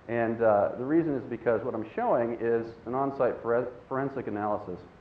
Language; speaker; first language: English; native; English